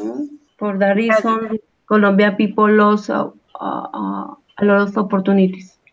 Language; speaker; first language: English; non-native, learner; Spanish